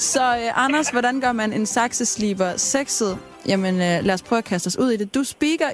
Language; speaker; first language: Danish; native; Danish